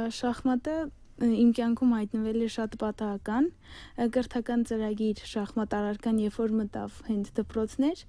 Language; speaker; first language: Armenian; native; Armenian